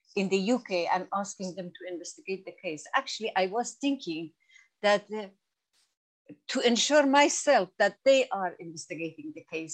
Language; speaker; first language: English; non-native, fluent; Persian